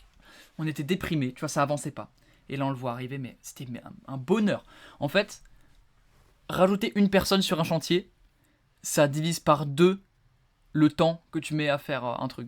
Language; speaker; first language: French; native; French